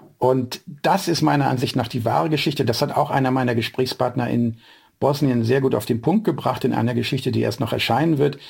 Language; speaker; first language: German; native; German